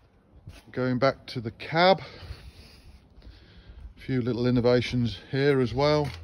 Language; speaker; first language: English; native; English